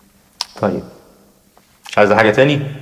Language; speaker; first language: Arabic; native; Arabic